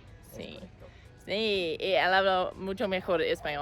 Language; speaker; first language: Spanish; non-native, learner; English